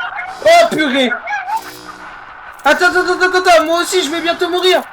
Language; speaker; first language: French; native; French